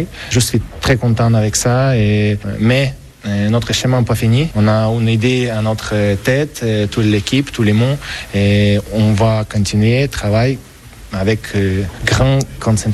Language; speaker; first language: French; non-native, fluent; Spanish